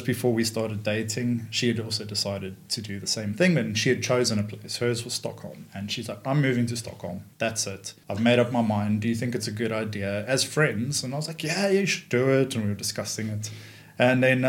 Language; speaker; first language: English; native; English